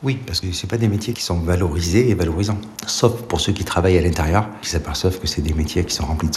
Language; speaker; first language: French; native; French